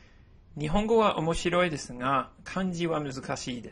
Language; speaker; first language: Japanese; non-native, fluent; English